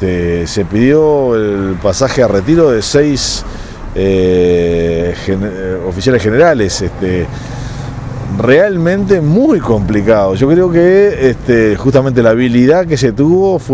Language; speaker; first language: Spanish; native; Spanish